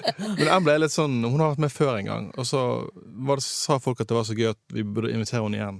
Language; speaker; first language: Norwegian; native; Norwegian